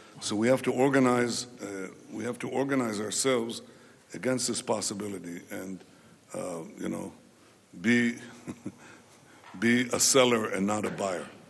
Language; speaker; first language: English; non-native, fluent; Hebrew